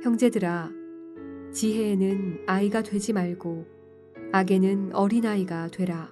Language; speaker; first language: Korean; native; Korean